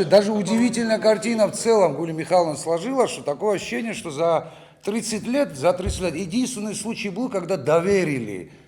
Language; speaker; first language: Russian; native; Russian